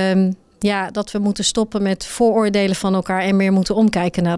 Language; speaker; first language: Dutch; native; Dutch